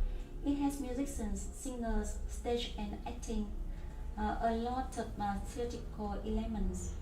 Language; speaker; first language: English; non-native, learner; Vietnamese